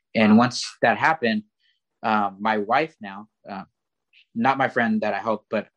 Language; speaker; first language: English; native; English